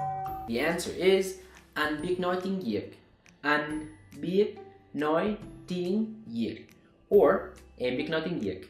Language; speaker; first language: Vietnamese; non-native, learner; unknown